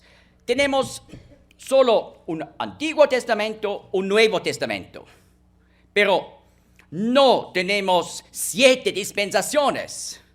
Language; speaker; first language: Spanish; non-native, fluent; German